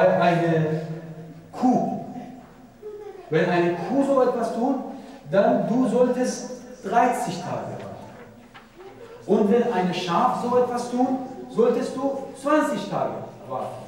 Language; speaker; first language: German; non-native, fluent; Persian